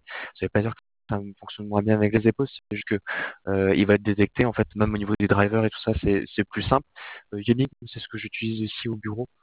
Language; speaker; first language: French; native; French